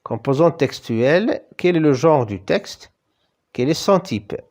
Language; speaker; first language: French; non-native, local second language; Arabic